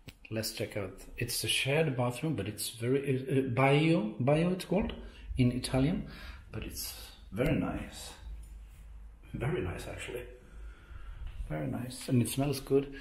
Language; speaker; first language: English; non-native, fluent; Swedish